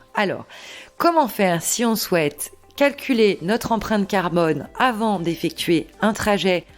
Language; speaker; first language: French; native; French